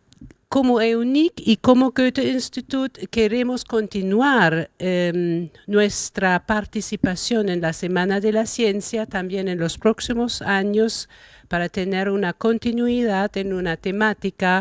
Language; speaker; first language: Spanish; non-native, fluent; German